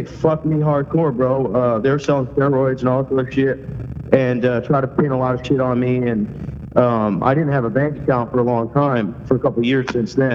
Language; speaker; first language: English; native; English